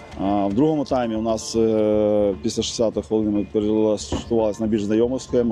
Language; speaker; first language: Ukrainian; native; Ukrainian